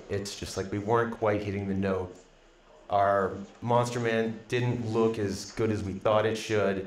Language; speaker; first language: English; native; English